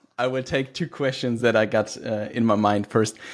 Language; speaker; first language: English; non-native, fluent; German